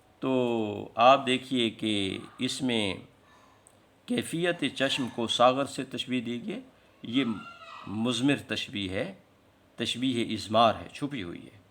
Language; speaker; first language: Urdu; non-native, local second language; Saraiki